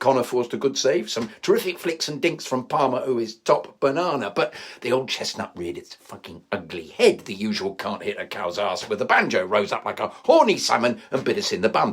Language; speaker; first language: English; native; English